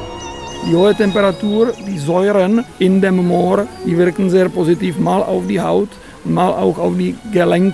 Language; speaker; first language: German; non-native, fluent; Czech